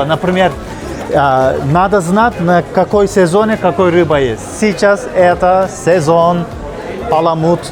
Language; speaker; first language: Russian; non-native, fluent; Turkish